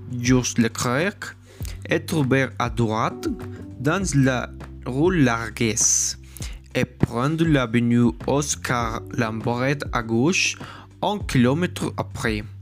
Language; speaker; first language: French; non-native, learner; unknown